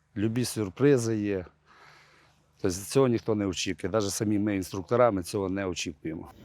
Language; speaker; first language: Ukrainian; native; Ukrainian